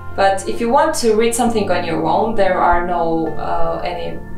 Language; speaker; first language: English; non-native, fluent; Georgian